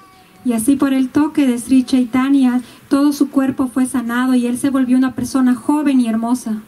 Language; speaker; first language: Spanish; native; Spanish